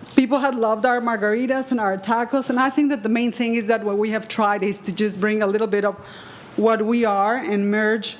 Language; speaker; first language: English; non-native, fluent; Spanish